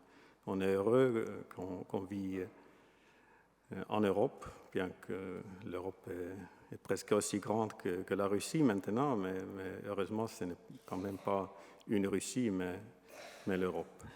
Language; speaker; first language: French; non-native, fluent; Estonian